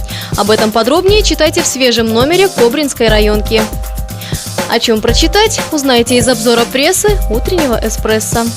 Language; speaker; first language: Russian; native; Russian